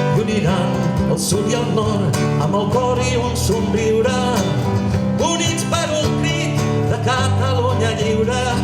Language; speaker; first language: Catalan; non-native, local second language; Spanish